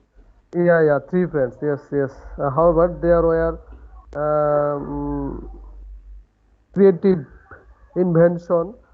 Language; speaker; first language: English; non-native, learner; Bangla